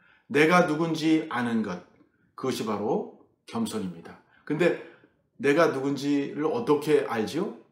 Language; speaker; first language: Korean; native; Korean